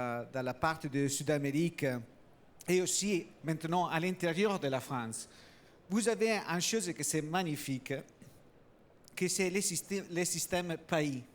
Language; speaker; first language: French; non-native, learner; Italian